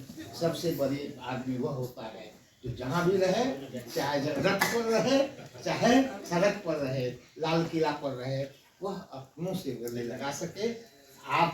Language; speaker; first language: Hindi; native; Hindi